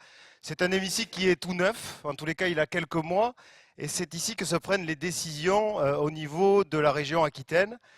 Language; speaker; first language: French; native; French